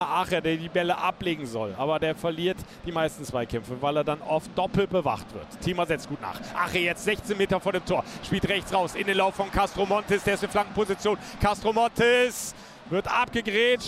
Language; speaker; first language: German; native; German